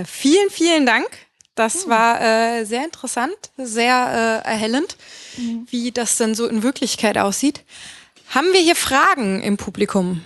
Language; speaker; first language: German; native; German